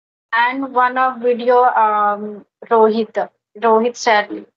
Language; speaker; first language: English; non-native, learner; Hindi